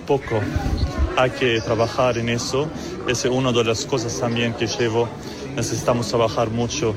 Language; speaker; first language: Spanish; non-native, learner; Arabic